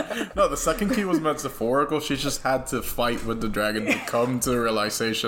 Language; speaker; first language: English; non-native, fluent; Spanish